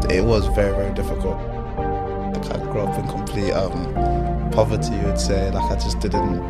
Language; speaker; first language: English; early bilingual, other home language; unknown